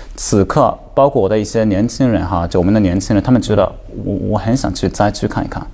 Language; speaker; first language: Chinese; non-native, fluent; Japanese